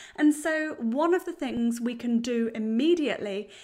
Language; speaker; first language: English; native; English